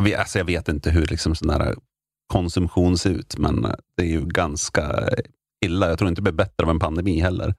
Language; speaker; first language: Swedish; native; Swedish